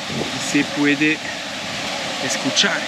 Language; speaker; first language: Spanish; non-native, learner; French